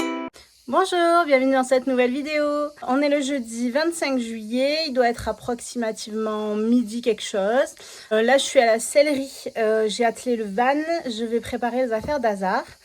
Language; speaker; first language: French; native; French